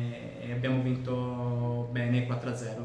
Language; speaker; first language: Italian; non-native, fluent; Portuguese